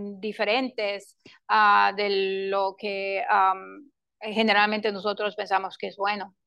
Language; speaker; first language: Spanish; non-native, local second language; English